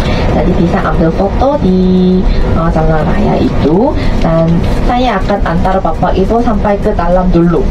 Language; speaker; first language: Indonesian; non-native, fluent; Korean